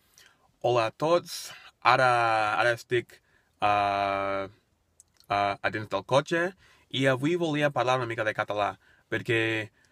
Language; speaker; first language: Catalan; non-native, learner; English